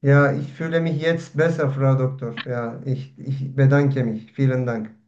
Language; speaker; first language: German; non-native, learner; Turkish